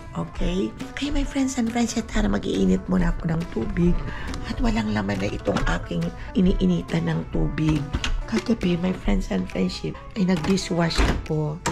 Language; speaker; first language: Filipino; non-native, local second language; Cebuano